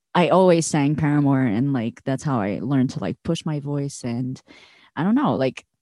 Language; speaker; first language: English; native; English